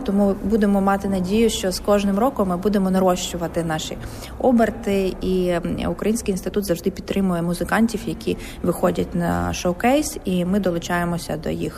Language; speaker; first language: Ukrainian; native; Ukrainian